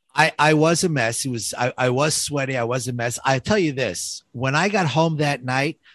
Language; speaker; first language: English; native; English